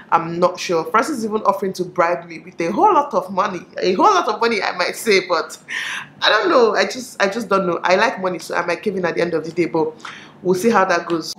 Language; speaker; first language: English; non-native, local second language; Igbo